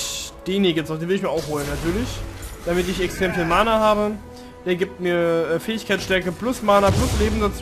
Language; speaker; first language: German; native; German